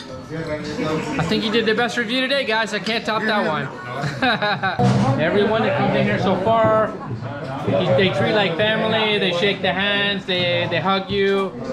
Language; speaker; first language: English; native; English